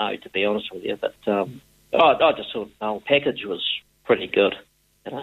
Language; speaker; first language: English; native; English